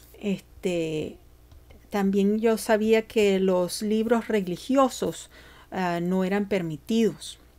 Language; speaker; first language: Spanish; early bilingual, heritage; Spanish